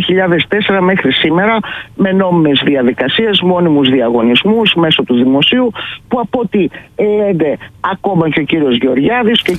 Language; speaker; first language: Greek; native; Greek